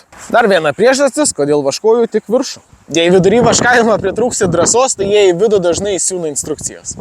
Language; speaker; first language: Lithuanian; native; Lithuanian